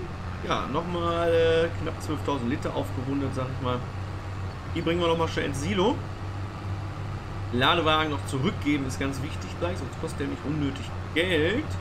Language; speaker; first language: German; native; German